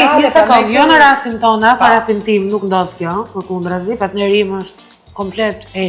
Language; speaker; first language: Albanian; native; Albanian